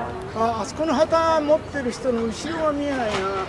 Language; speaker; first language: Japanese; native; Japanese